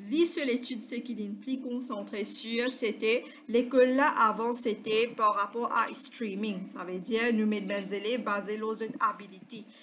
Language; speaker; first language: French; non-native, local second language; Morisyen